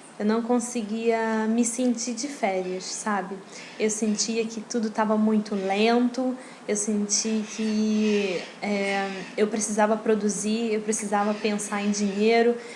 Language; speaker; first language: Portuguese; native; Portuguese